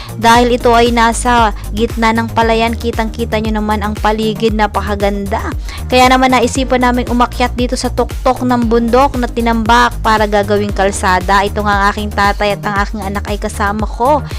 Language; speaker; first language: Filipino; non-native, local second language; Bikol